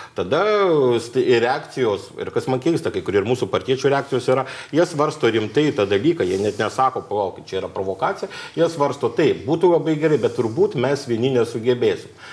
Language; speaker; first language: Lithuanian; native; Lithuanian